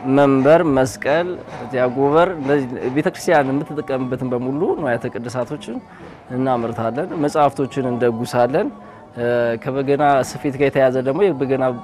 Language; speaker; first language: Amharic; native; Amharic